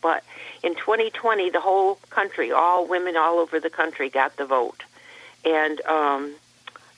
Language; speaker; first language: English; native; English